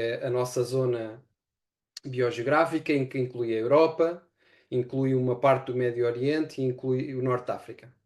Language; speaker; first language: Portuguese; native; Portuguese